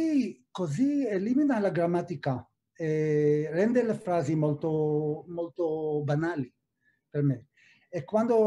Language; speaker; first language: Italian; non-native, fluent; Hebrew